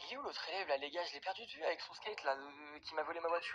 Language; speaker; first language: French; native; French